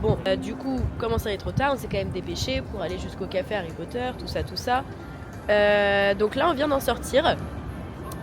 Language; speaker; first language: French; native; French